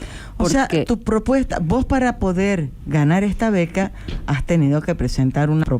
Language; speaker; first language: Spanish; native; Spanish